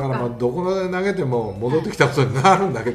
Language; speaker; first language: Japanese; native; Japanese